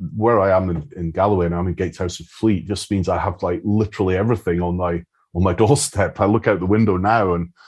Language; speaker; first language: English; native; English